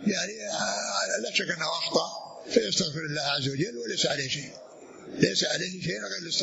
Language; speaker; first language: Arabic; native; Arabic